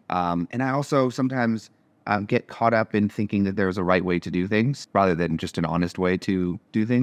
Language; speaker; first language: English; native; English